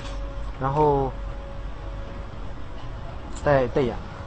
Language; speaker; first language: Chinese; native; Chinese